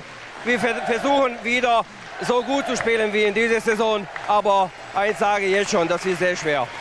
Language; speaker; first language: German; non-native, fluent; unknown